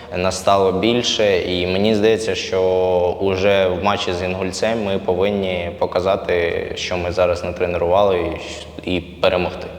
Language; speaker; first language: Ukrainian; native; Ukrainian